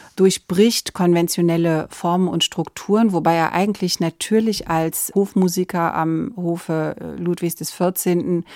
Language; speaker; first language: German; native; German